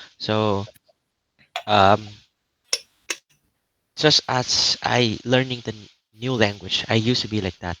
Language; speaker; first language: English; non-native, learner; Vietnamese